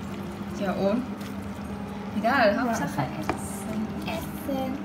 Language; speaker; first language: German; non-native, learner; Indonesian